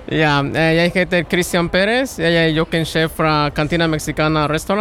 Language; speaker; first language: Norwegian; non-native, learner; Spanish